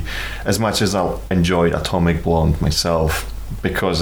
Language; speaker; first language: English; non-native, fluent; Polish